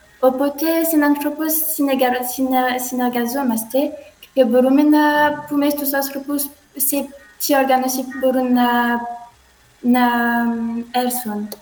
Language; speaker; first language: Greek; non-native, learner; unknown